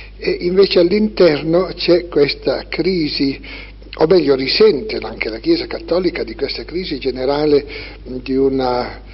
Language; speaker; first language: Italian; native; Italian